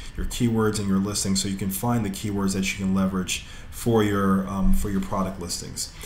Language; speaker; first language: English; native; English